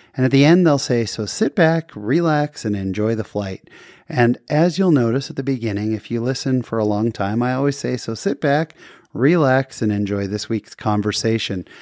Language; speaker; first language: English; native; English